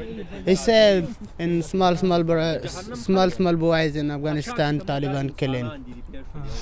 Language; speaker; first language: English; non-native, learner; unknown